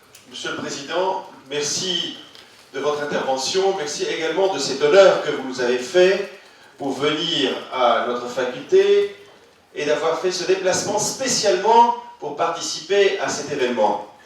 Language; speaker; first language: French; native; French